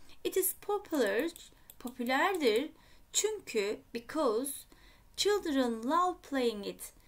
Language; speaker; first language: English; non-native, fluent; Turkish